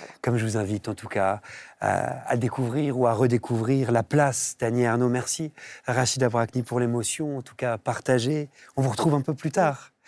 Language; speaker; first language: French; native; French